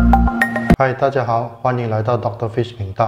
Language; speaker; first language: Chinese; native; Chinese